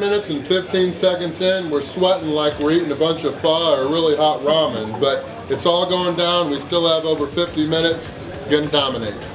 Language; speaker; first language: English; native; English